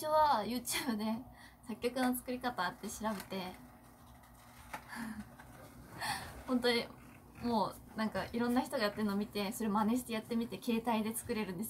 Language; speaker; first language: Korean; non-native, fluent; Japanese